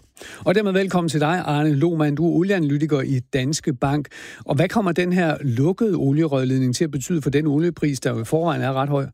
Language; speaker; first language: Danish; native; Danish